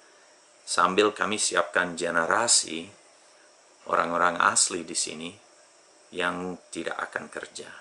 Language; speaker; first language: Indonesian; non-native, fluent; English